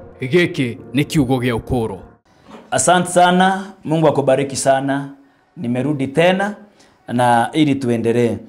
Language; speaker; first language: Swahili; non-native, local second language; Meru